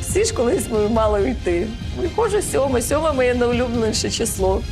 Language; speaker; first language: Ukrainian; early bilingual, other home language; Uzbek